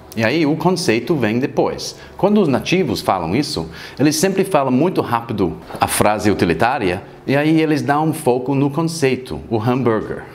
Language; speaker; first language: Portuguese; non-native, fluent; English